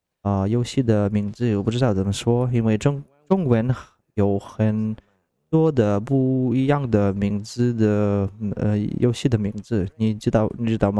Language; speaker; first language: Chinese; non-native, learner; Russian